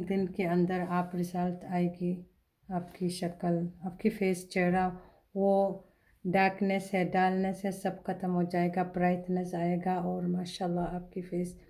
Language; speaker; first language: Hindi; non-native, fluent; Somali